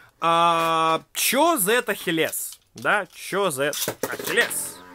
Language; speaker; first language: Russian; native; Russian